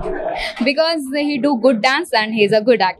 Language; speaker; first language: Telugu; non-native, fluent; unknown